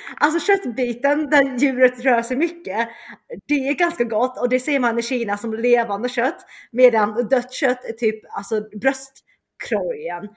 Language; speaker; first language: Swedish; early bilingual, other home language; Chinese